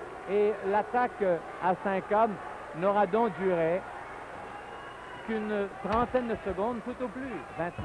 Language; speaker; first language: French; native; French